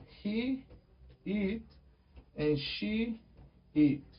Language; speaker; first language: English; non-native, fluent; Spanish